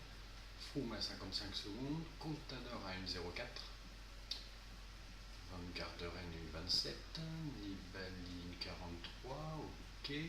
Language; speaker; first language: French; native; French